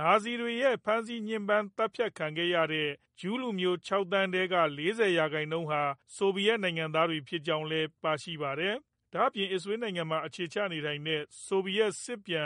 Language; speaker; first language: Burmese; native; Burmese